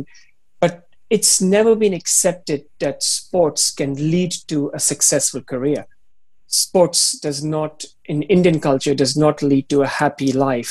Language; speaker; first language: English; non-native, local second language; Hindi